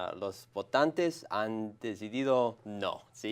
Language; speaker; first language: Spanish; non-native, learner; English